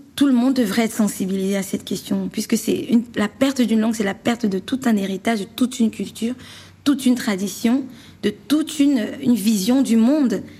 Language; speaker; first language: French; native; French